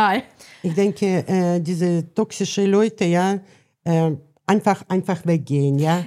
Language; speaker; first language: German; non-native, learner; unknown